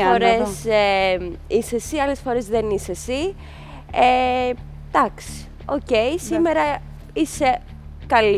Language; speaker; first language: Greek; native; Greek